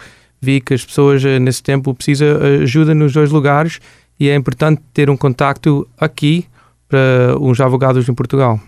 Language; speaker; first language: Portuguese; early bilingual, other home language; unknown